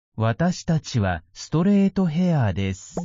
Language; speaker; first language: Japanese; non-native, learner; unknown